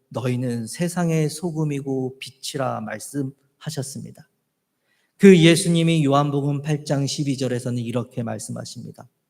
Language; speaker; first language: Korean; native; Korean